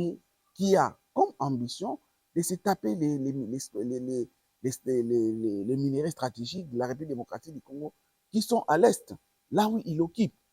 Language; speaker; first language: French; non-native, local second language; Lingala